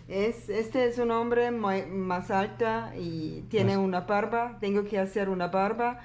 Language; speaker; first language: Spanish; non-native, learner; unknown